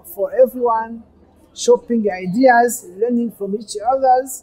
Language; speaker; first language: English; non-native, local second language; Kinyarwanda